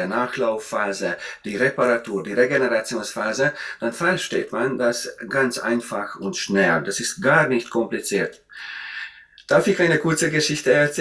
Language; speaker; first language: German; non-native, fluent; Hungarian